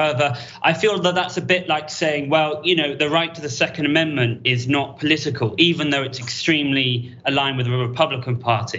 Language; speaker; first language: English; native; English